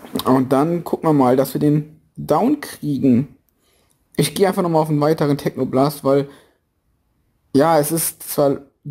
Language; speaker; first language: German; native; German